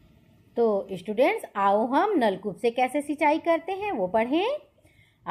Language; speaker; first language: Hindi; native; Hindi